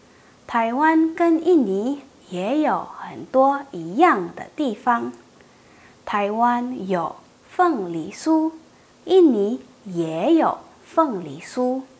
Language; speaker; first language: Chinese; non-native, fluent; Indonesian